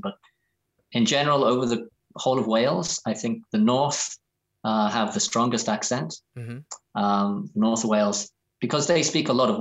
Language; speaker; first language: English; native; English